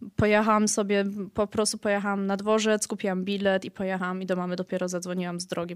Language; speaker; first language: Polish; early bilingual, heritage; Polish